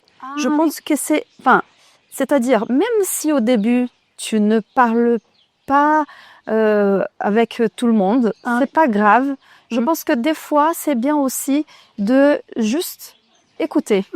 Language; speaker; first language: French; non-native, fluent; Portuguese